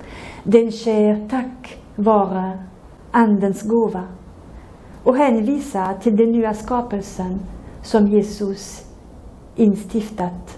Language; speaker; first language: Swedish; non-native, fluent; French